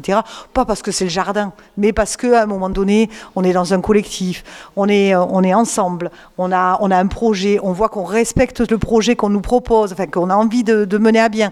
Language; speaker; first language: French; native; French